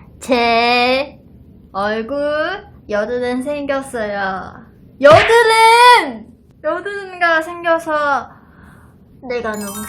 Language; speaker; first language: Korean; non-native, learner; Chinese